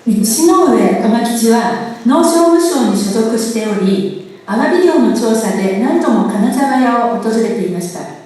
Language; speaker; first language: Japanese; native; Japanese